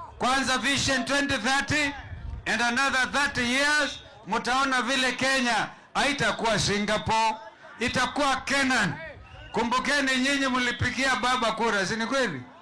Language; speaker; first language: Swahili; non-native, local second language; Kamba